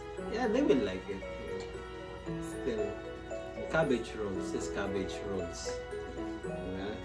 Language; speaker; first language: English; non-native, local second language; Filipino